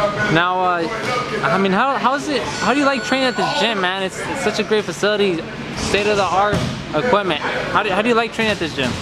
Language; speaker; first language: English; native; English